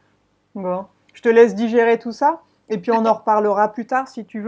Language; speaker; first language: French; native; French